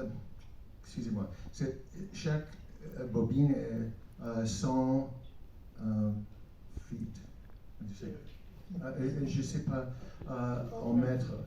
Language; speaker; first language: French; non-native, fluent; English